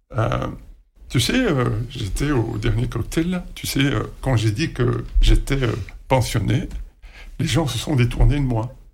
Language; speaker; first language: French; native; French